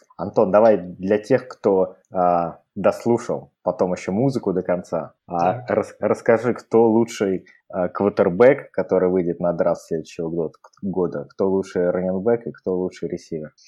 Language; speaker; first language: Russian; native; Russian